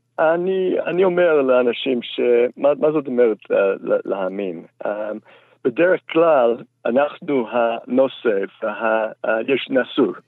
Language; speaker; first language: Hebrew; non-native, fluent; English